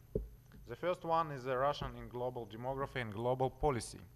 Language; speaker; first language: English; non-native, learner; Russian